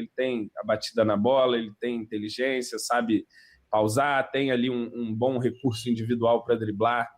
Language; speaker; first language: Portuguese; native; Portuguese